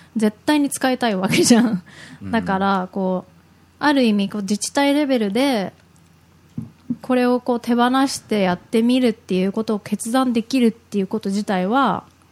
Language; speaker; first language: Japanese; early bilingual, heritage; Japanese